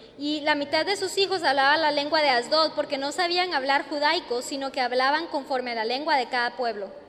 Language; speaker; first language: Spanish; non-native, fluent; English